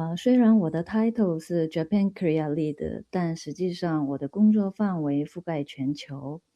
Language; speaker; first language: Chinese; non-native, fluent; Korean